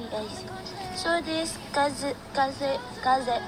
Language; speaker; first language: English; non-native, learner; Filipino